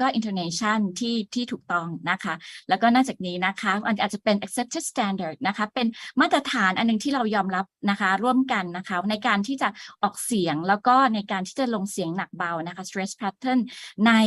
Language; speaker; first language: Thai; native; Thai